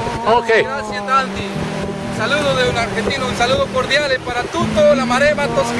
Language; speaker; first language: Italian; non-native, learner; Spanish